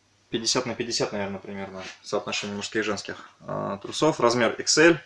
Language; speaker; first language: Russian; native; Russian